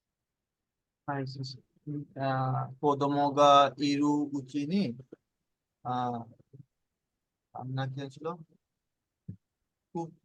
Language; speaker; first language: Japanese; non-native, learner; Bangla